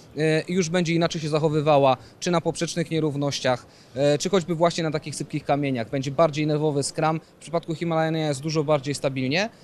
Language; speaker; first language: Polish; native; Polish